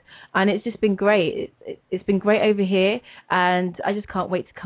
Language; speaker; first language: English; native; English